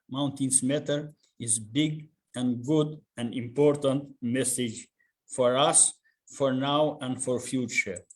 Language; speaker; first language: English; non-native, learner; Albanian